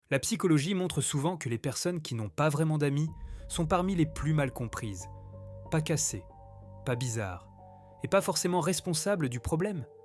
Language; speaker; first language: French; native; French